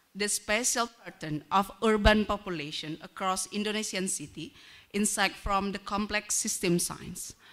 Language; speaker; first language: English; non-native, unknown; Indonesian